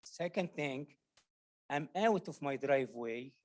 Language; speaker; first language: English; non-native, learner; Arabic